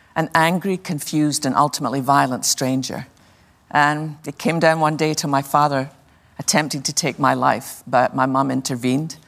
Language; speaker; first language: English; native; English